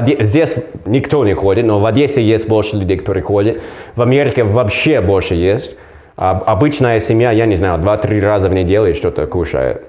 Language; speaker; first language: Russian; non-native, learner; English